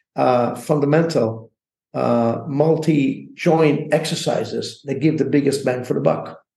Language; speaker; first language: English; non-native, fluent; Italian